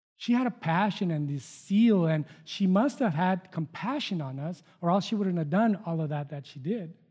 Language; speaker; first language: English; non-native, fluent; Spanish